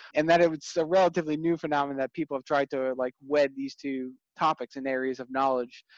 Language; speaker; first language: English; native; English